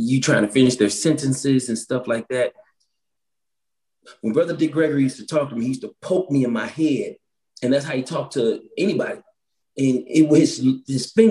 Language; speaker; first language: English; native; English